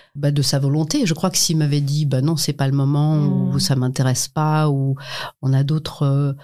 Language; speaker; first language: French; native; French